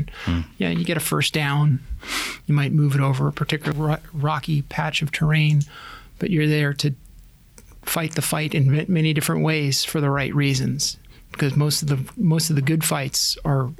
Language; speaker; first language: English; native; English